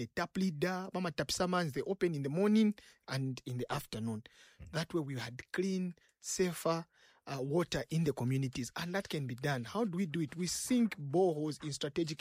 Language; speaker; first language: English; non-native, local second language; Bemba